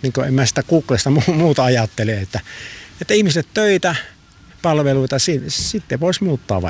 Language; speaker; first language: Finnish; native; Finnish